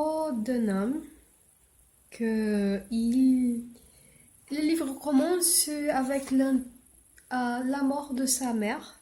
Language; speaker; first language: French; non-native, learner; English